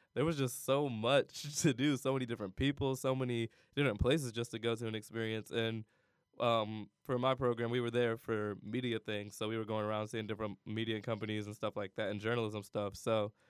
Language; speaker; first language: English; native; English